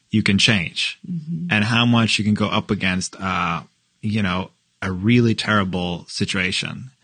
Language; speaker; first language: English; non-native, fluent; Norwegian